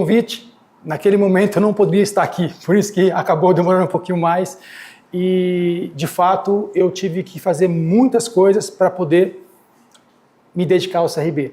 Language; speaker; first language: Portuguese; native; Portuguese